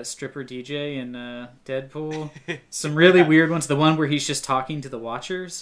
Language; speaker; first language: English; native; English